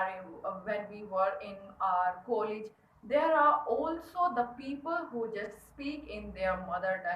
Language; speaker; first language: English; non-native, learner; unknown